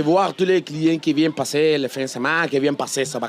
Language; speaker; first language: French; non-native, learner; Spanish